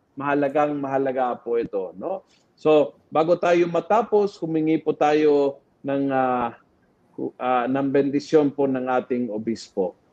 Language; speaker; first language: Filipino; non-native, fluent; Spanish